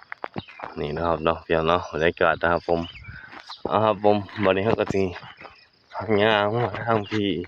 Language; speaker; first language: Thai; non-native, local second language; Northeastern Thai